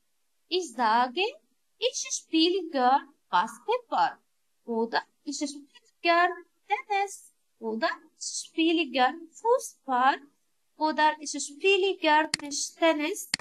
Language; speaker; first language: German; non-native, learner; Arabic